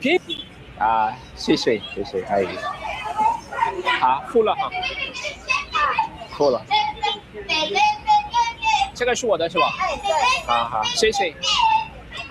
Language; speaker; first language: Chinese; non-native, learner; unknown